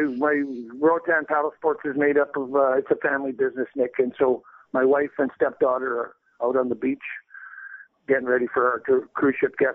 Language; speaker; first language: English; native; English